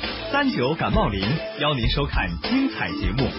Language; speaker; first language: Chinese; native; Chinese